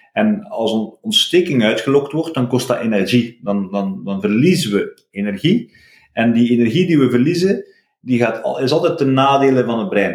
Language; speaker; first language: Dutch; native; Dutch